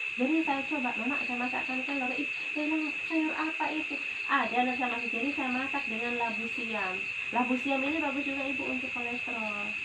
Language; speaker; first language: Indonesian; non-native, local second language; Sundanese